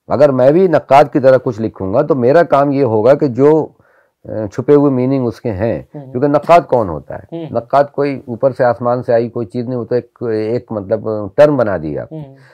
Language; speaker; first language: Hindi; native; Hindi